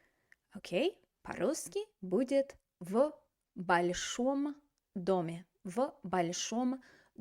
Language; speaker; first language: Russian; non-native, fluent; English